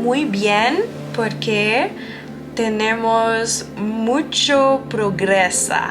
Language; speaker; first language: Spanish; non-native, learner; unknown